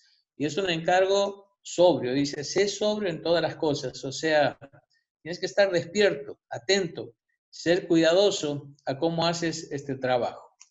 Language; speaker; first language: Spanish; native; Spanish